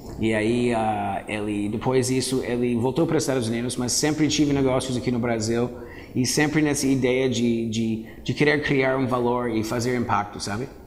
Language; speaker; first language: Portuguese; non-native, fluent; English